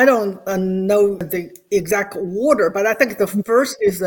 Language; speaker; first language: English; non-native, fluent; Chinese